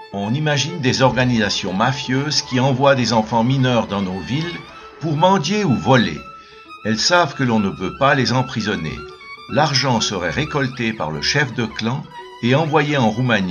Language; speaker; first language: French; native; French